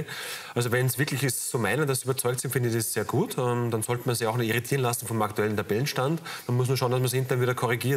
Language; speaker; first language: German; native; German